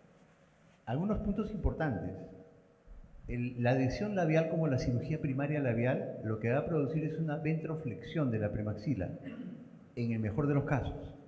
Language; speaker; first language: Spanish; native; Spanish